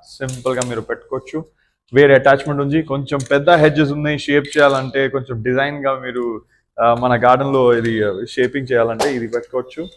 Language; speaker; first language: Telugu; non-native, learner; Gujarati